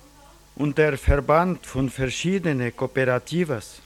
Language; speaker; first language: German; early bilingual, heritage; German